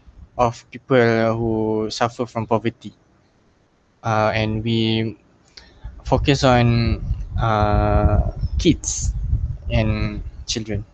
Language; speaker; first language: English; non-native, local second language; Malay